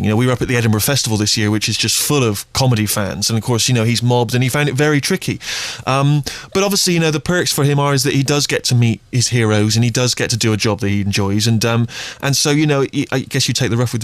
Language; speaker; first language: English; native; English